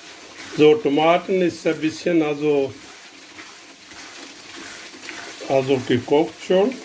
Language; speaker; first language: German; non-native, learner; Urdu